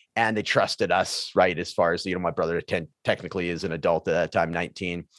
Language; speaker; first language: English; native; English